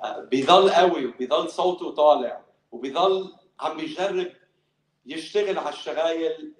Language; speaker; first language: Arabic; early bilingual, other home language; English